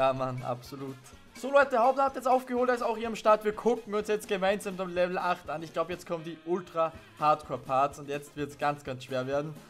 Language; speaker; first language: German; native; German